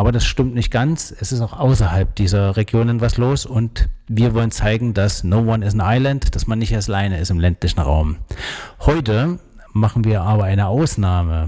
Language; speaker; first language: German; native; German